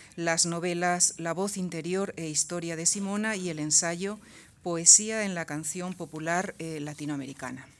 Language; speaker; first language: Spanish; native; Spanish